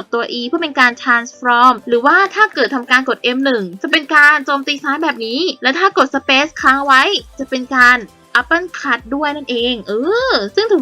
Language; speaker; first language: Thai; native; Thai